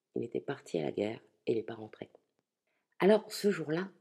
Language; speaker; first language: French; native; French